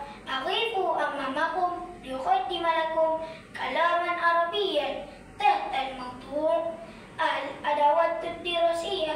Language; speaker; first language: Arabic; non-native, learner; Malay